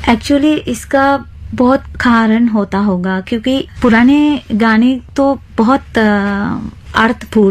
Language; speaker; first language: Hindi; non-native, fluent; Sinhala